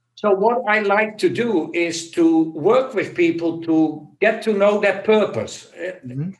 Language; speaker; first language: English; non-native, fluent; Dutch